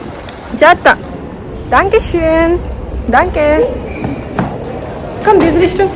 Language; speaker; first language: German; non-native, learner; Telugu